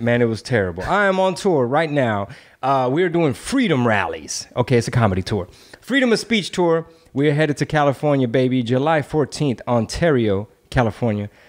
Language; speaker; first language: English; early bilingual, other home language; Spanish